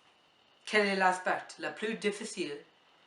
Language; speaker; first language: French; non-native, learner; English